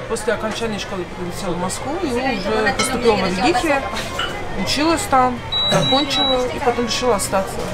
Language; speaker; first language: Russian; non-native, fluent; Persian